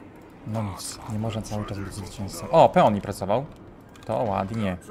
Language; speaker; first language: Polish; native; Polish